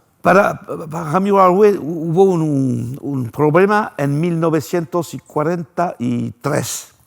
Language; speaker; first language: Spanish; non-native, fluent; French